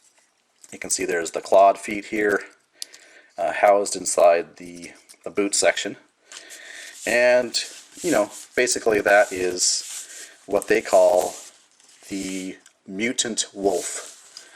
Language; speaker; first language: English; native; English